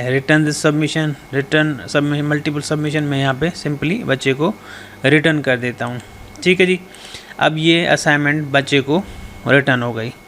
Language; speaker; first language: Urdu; non-native, local second language; Sindhi